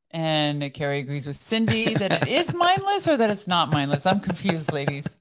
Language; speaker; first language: English; early bilingual, other home language; Persian